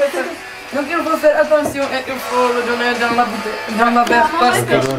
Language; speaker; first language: French; non-native, learner; Czech